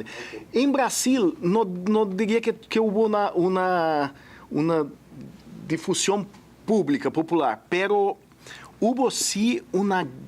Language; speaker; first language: Spanish; non-native, fluent; Portuguese